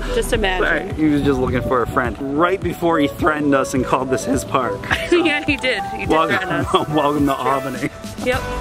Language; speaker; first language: English; native; English